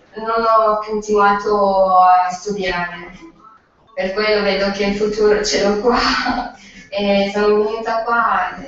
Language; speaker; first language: Italian; non-native, learner; Arabic